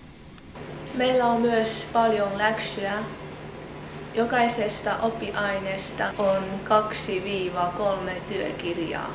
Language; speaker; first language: Finnish; early bilingual, other home language; Chinese